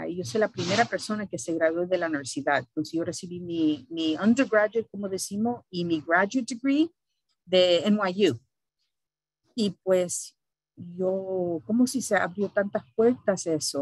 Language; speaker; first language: Spanish; early bilingual, heritage; Spanish